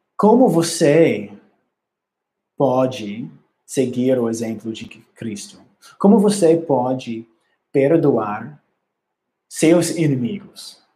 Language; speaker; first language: Portuguese; non-native, learner; English